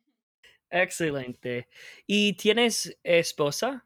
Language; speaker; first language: Spanish; non-native, fluent; English